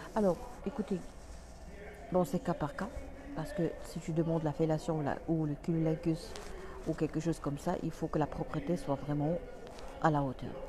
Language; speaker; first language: French; non-native, local second language; Arabic